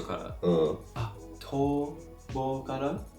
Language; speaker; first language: Japanese; non-native, learner; English